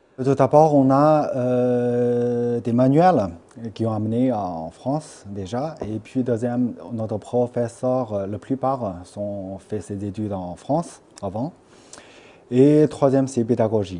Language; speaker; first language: French; non-native, fluent; Chinese